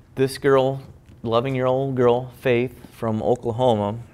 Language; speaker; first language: English; native; English